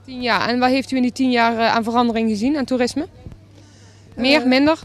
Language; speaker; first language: Dutch; native; Dutch